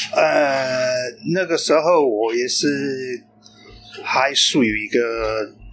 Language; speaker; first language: Chinese; non-native, fluent; English